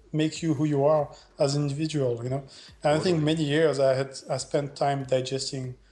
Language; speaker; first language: English; non-native, fluent; French